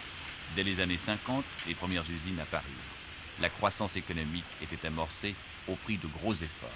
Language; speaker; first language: French; native; French